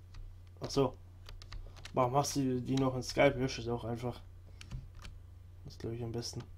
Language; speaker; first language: German; native; German